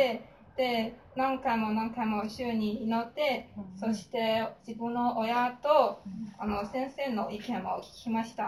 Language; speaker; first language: Japanese; non-native, fluent; Chinese